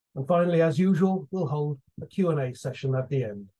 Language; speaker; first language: English; native; English